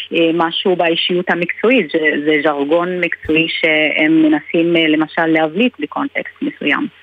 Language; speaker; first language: Hebrew; non-native, local second language; Arabic